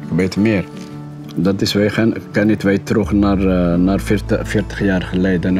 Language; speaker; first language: Dutch; non-native, learner; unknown